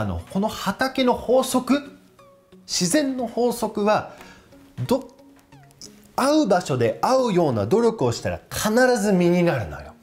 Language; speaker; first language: Japanese; non-native, fluent; English